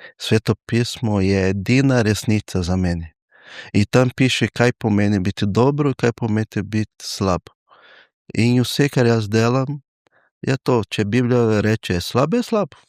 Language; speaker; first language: Slovenian; non-native, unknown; Portuguese